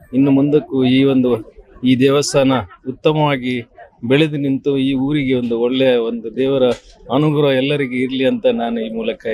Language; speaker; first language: Kannada; native; Kannada